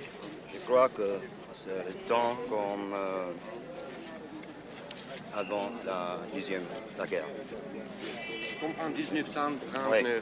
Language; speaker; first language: French; non-native, learner; Czech